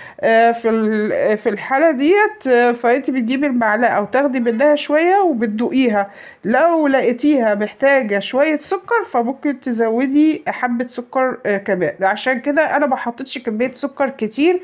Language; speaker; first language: Arabic; native; Arabic